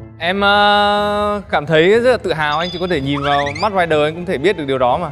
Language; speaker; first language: Vietnamese; native; Vietnamese